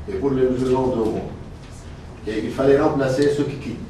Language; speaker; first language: French; non-native, local second language; Arabic